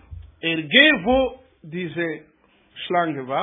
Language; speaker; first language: German; non-native, learner; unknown